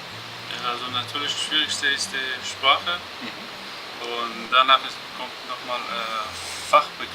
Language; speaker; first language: German; non-native, learner; Persian